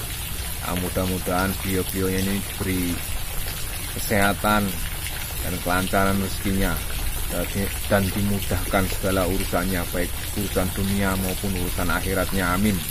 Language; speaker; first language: Indonesian; non-native, local second language; Javanese